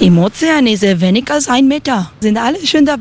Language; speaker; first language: German; non-native, learner; Spanish